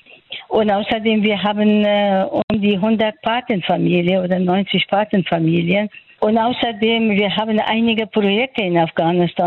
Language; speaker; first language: German; non-native, fluent; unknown